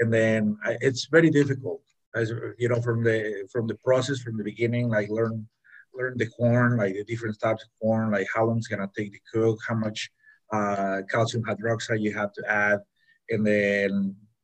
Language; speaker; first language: English; non-native, fluent; Spanish